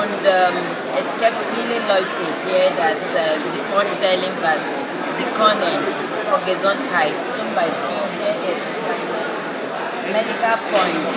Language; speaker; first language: German; non-native, learner; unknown